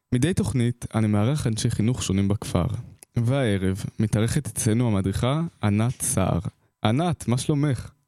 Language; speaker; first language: Hebrew; native; Hebrew